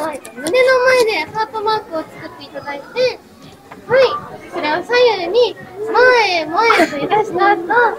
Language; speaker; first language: Japanese; native; Japanese